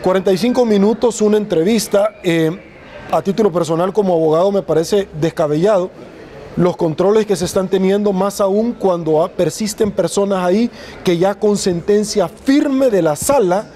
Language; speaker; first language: Spanish; native; Spanish